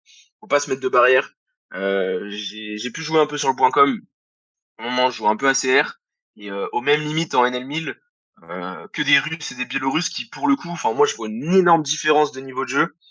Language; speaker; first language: French; native; French